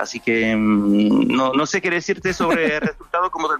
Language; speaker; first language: Spanish; non-native, fluent; French